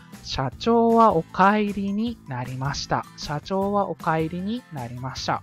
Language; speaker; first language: Japanese; non-native, fluent; Filipino